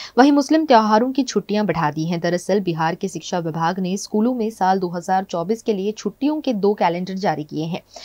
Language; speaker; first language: Hindi; native; Hindi